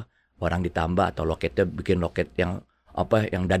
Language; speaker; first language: Indonesian; native; Indonesian